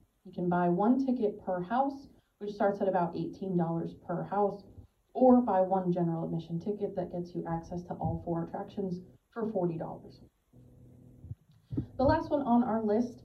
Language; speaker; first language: English; native; English